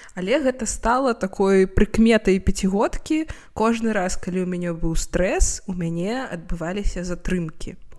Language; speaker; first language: Belarusian; non-native, local second language; Russian